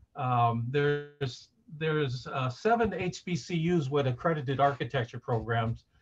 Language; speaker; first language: English; native; English